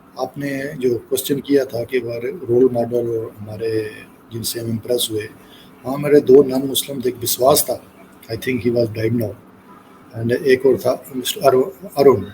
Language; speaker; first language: Urdu; non-native, local second language; Punjabi